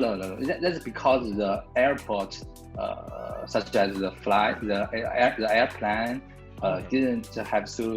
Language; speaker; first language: English; non-native, learner; Chinese